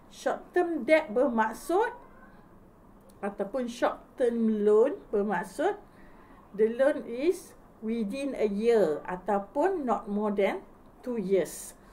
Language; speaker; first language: English; non-native, local second language; Malay